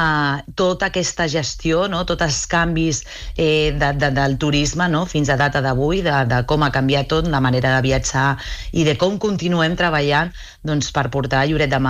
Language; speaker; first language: Catalan; native; Catalan